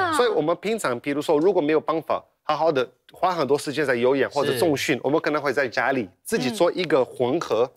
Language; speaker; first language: Chinese; non-native, fluent; Portuguese